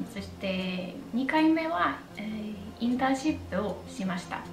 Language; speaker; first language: Japanese; non-native, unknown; Polish